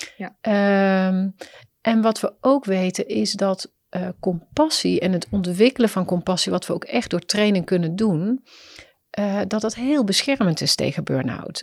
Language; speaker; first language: Dutch; native; Dutch